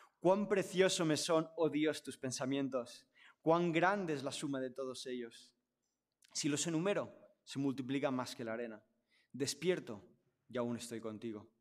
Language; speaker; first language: Spanish; non-native, local second language; Catalan